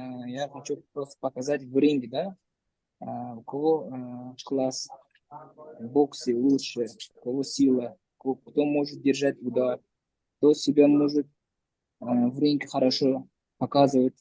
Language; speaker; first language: Russian; non-native, learner; Uzbek